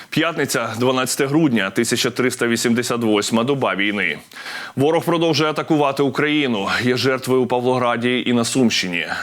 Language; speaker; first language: Ukrainian; native; Ukrainian